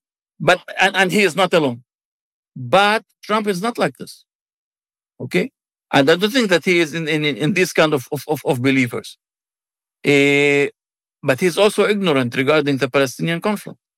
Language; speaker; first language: English; non-native, fluent; Arabic